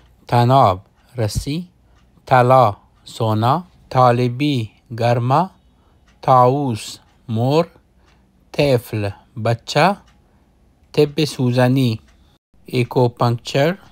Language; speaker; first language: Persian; non-native, fluent; Urdu